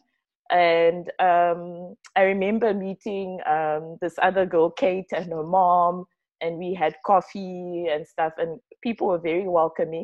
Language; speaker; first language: English; non-native, local second language; Shona